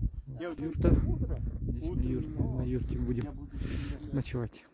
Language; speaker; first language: Russian; non-native, local second language; Yakut